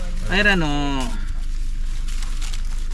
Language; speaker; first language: Japanese; early bilingual, other home language; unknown